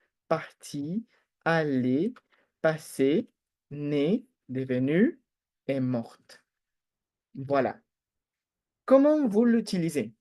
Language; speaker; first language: French; non-native, fluent; Spanish